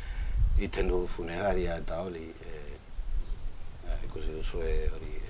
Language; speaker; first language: Basque; non-native, local second language; Spanish